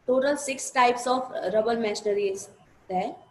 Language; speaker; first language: English; non-native, local second language; Gujarati